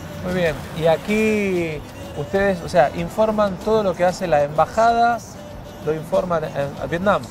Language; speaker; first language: Spanish; native; Spanish